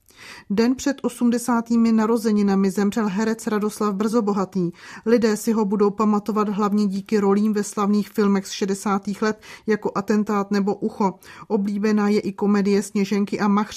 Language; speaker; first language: Czech; native; Czech